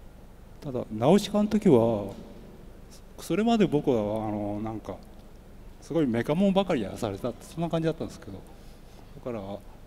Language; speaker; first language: Japanese; native; Japanese